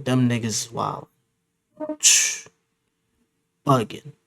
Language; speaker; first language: English; native; English